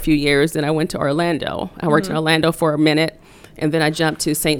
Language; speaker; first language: English; native; English